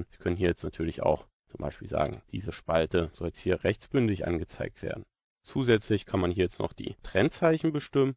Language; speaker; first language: German; native; German